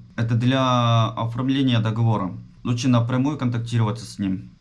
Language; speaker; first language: Russian; non-native, fluent; Korean